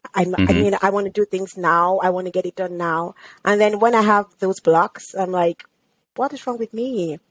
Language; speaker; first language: English; non-native, local second language; Yoruba